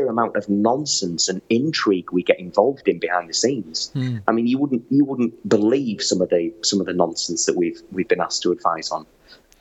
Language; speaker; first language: English; native; English